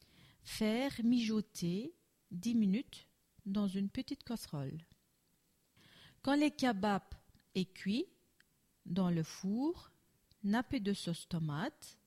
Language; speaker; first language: French; non-native, learner; Turkish